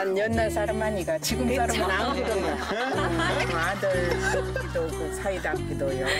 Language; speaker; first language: Korean; native; Korean